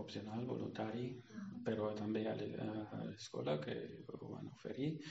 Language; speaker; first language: Catalan; non-native, fluent; German